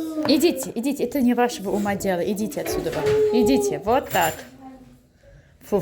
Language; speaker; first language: Russian; non-native, local second language; Azerbaijani